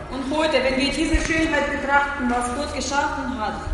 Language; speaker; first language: German; non-native, fluent; Russian